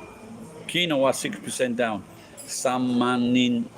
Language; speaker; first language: Japanese; non-native, learner; English